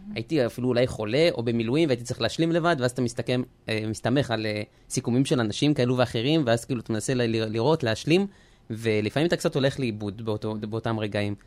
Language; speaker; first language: Hebrew; early bilingual, other home language; French